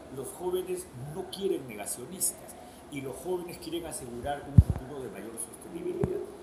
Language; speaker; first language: Spanish; native; Spanish